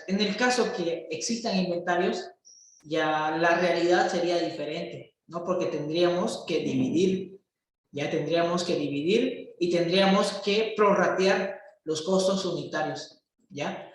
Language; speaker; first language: Spanish; native; Spanish